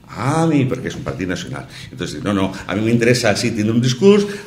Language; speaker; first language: Spanish; non-native, local second language; Catalan